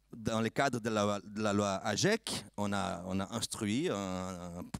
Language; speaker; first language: French; non-native, fluent; Portuguese